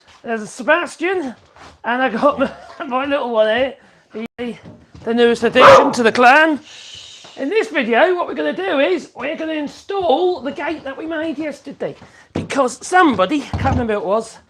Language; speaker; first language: English; native; English